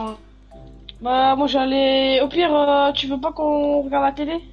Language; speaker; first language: French; native; French